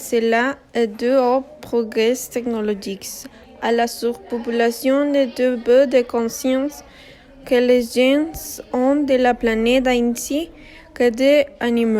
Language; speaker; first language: French; non-native, learner; Spanish